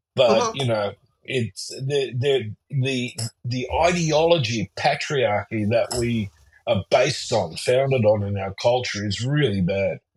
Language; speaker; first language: English; early bilingual, other home language; German